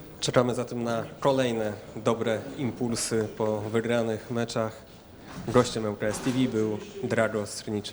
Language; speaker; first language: Polish; native; Polish